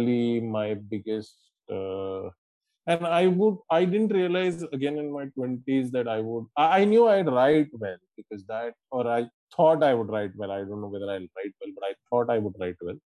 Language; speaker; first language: English; non-native, local second language; Gujarati